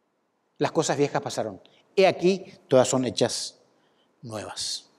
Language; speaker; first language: Spanish; native; Spanish